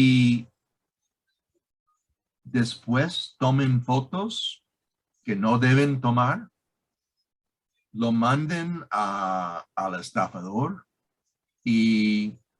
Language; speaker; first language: Spanish; non-native, fluent; English